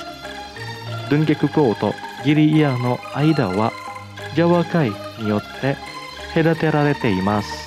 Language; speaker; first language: Japanese; non-native, fluent; Indonesian